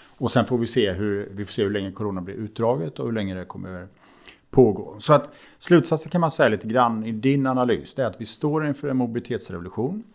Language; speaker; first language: Swedish; native; Swedish